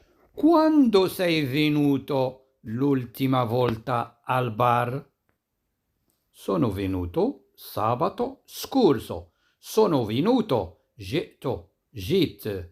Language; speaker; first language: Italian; non-native, fluent; Arabic